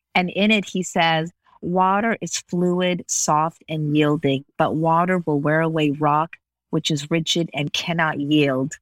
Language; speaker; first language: English; native; English